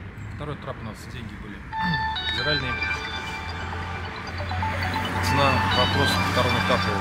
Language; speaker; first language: Russian; native; Russian